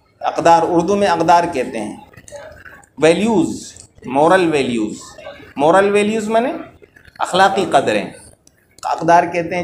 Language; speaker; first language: Urdu; native; Urdu